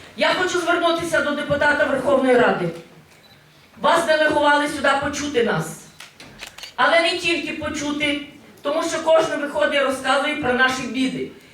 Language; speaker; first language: Ukrainian; native; Ukrainian